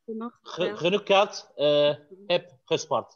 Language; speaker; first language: Dutch; non-native, learner; Turkish